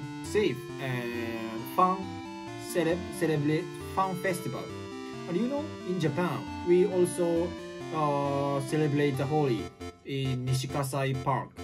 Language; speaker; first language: English; non-native, learner; Japanese